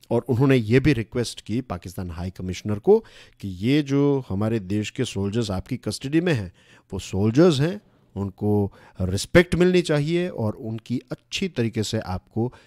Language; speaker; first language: Hindi; non-native, local second language; Gujarati